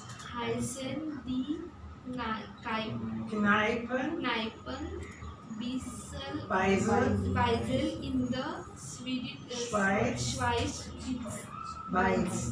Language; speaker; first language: German; non-native, learner; Marathi